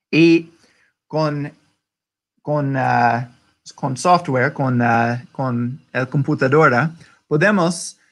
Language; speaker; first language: Spanish; non-native, learner; English